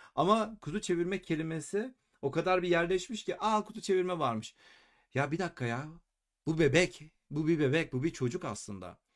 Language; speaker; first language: Turkish; native; Turkish